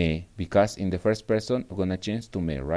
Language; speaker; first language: English; non-native, fluent; Spanish